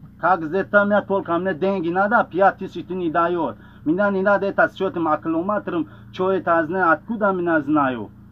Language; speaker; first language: Russian; non-native, local second language; Tajik